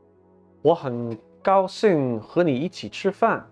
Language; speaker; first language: Chinese; non-native, learner; English